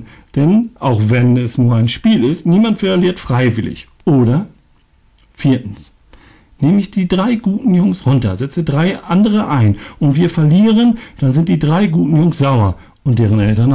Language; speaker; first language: German; native; German